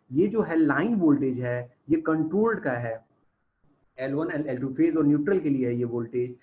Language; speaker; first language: Hindi; native; Hindi